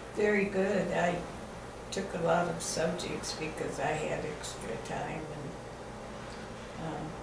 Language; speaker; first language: English; native; English